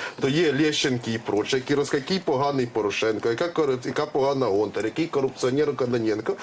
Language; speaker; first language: Ukrainian; native; Ukrainian